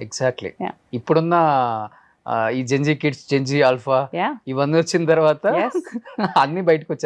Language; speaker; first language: Telugu; native; Telugu